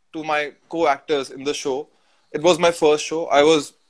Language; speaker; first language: English; non-native, local second language; Hindi